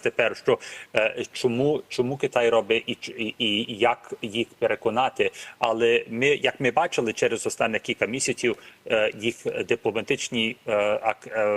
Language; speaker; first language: Ukrainian; early bilingual, heritage; Ukrainian